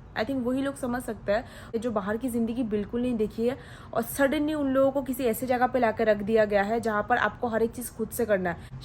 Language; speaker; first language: Hindi; non-native, local second language; Odia